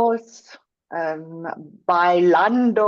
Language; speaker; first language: Spanish; non-native, learner; English